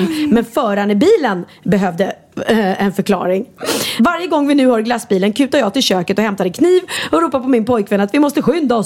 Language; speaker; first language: Swedish; native; Swedish